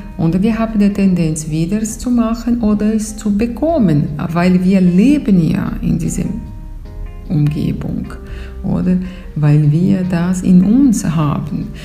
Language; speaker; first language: German; non-native, fluent; Portuguese